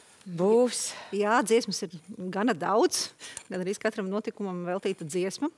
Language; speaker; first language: Latvian; native; Latvian